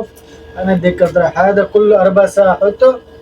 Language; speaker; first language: Arabic; non-native, learner; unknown